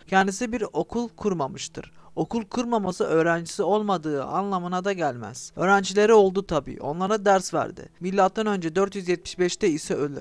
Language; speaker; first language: Turkish; native; Turkish